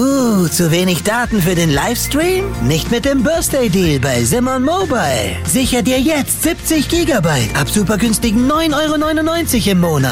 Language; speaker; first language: German; native; German